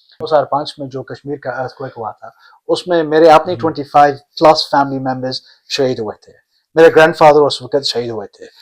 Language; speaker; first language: Urdu; early bilingual, heritage; Urdu